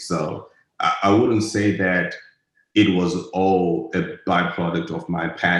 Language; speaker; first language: English; non-native, local second language; Shona